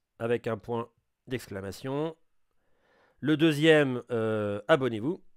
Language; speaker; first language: French; native; French